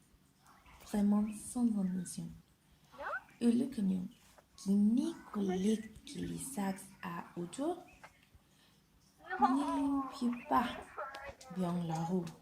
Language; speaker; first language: French; non-native, learner; Spanish